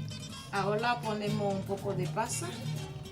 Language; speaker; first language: Spanish; non-native, local second language; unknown